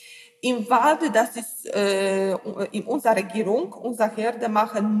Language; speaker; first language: German; non-native, learner; Polish